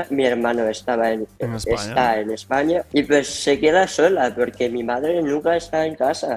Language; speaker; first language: Spanish; early bilingual, heritage; Spanish